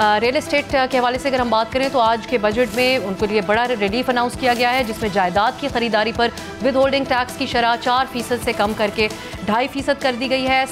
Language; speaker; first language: Urdu; native; Urdu